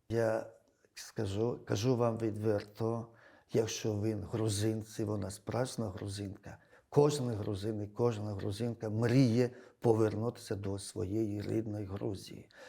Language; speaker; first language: Ukrainian; non-native, fluent; Georgian